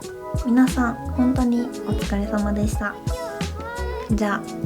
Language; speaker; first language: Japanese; non-native, fluent; Korean